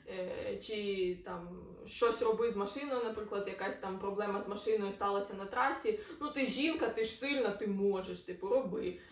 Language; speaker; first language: Ukrainian; non-native, local second language; Russian